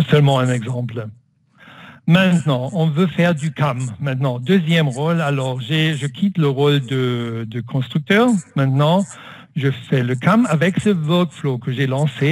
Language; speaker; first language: French; non-native, fluent; German